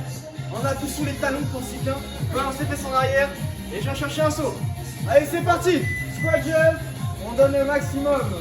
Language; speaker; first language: French; native; French